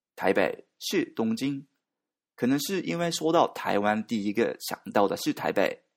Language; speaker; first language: Chinese; non-native, learner; Japanese